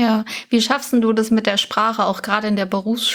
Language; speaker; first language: German; native; German